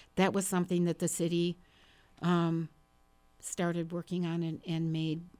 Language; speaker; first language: English; native; English